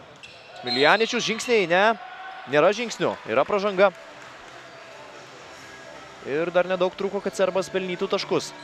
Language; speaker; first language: Lithuanian; native; Lithuanian